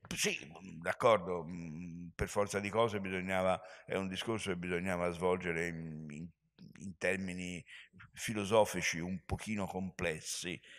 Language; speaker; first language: Italian; native; Italian